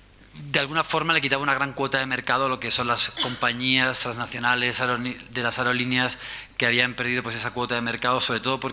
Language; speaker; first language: Spanish; native; Spanish